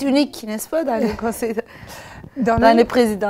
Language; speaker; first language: French; non-native, fluent; Turkish